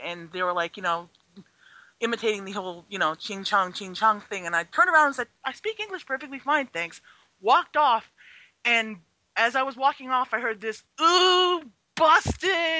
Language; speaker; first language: English; early bilingual, other home language; Chinese